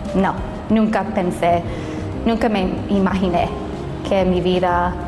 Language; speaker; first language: Spanish; early bilingual, heritage; Spanish